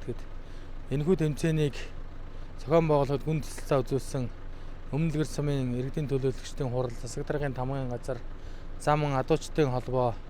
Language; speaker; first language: Mongolian; native; Mongolian